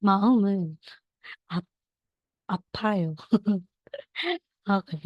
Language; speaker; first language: Korean; non-native, learner; Filipino